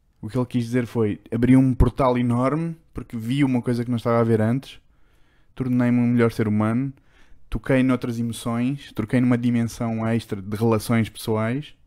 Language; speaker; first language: Portuguese; native; Portuguese